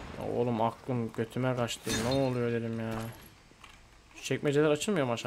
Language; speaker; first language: Turkish; native; Turkish